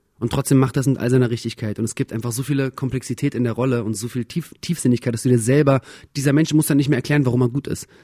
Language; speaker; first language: German; early bilingual, other home language; Russian